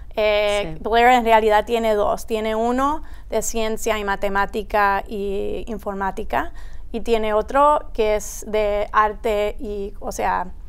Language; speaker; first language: Spanish; early bilingual, heritage; Spanish